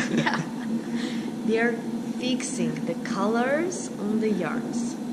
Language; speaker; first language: English; non-native, fluent; Armenian